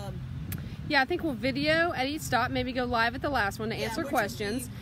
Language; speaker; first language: English; native; English